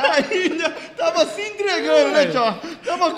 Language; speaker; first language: Portuguese; native; Portuguese